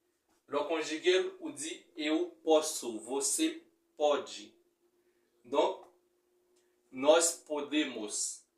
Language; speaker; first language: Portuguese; non-native, fluent; Haitian Creole